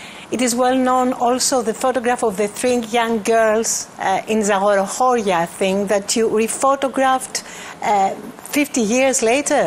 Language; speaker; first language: English; non-native, fluent; Greek